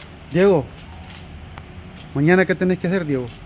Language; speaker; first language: Spanish; native; Spanish